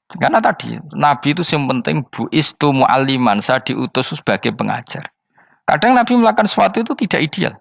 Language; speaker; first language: Malay; non-native, local second language; Javanese